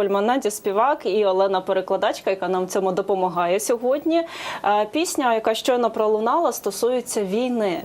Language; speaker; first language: Ukrainian; native; Ukrainian